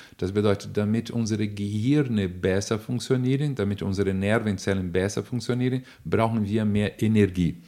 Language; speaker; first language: German; non-native, fluent; Portuguese